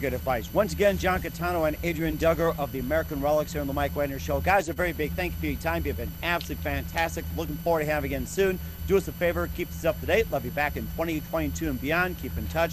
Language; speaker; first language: English; native; English